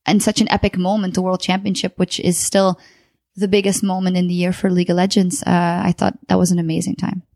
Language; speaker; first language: English; non-native, fluent; Dutch